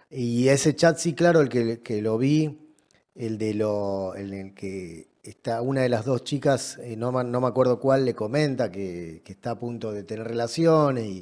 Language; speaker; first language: Spanish; native; Spanish